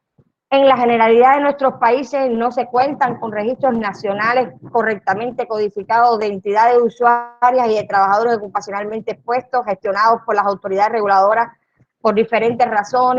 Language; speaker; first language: Spanish; native; Spanish